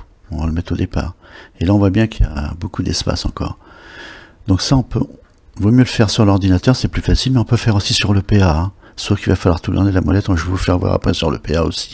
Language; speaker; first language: French; native; French